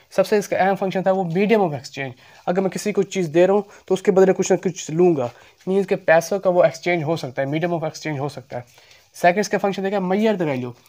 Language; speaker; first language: Urdu; non-native, local second language; Punjabi